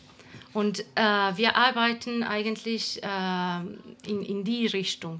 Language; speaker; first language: German; non-native, fluent; Spanish